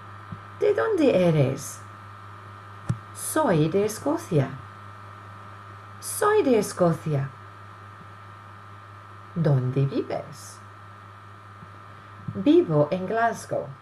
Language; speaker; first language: Spanish; non-native, fluent; English